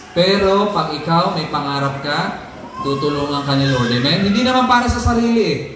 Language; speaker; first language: Filipino; non-native, local second language; Cebuano